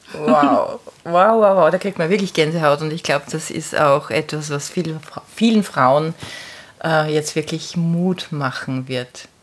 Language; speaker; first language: German; native; German